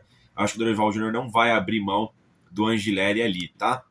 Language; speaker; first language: Portuguese; native; Portuguese